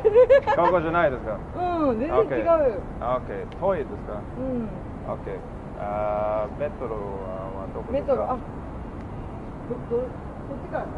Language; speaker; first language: Japanese; non-native, learner; English